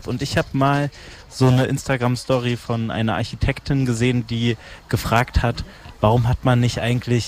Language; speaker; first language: German; native; German